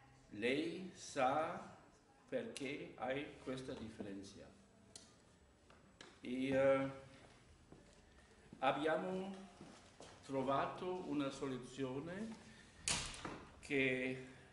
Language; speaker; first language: Italian; non-native, learner; German